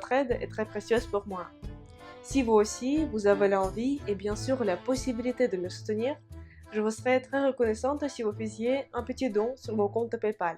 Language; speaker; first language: French; non-native, fluent; Russian